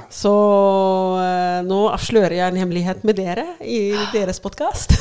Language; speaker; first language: Norwegian; non-native, fluent; Arabic